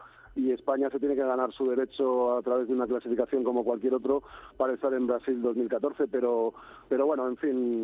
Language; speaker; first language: Spanish; native; Spanish